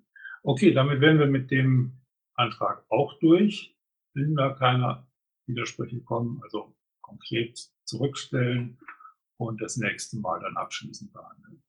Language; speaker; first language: German; native; German